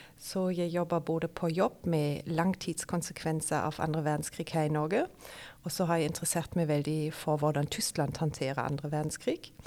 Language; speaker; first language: Norwegian; non-native, fluent; German